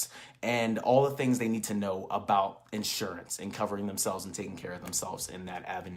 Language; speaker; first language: English; native; English